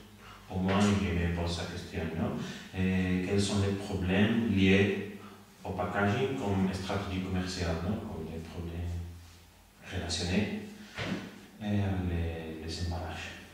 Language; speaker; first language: French; non-native, learner; Spanish